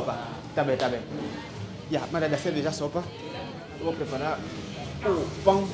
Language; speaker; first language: Portuguese; non-native, fluent; Vietnamese